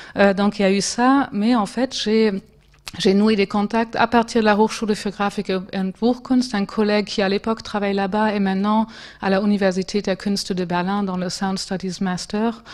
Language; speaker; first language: French; non-native, fluent; German